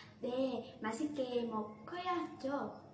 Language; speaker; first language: Korean; non-native, learner; Vietnamese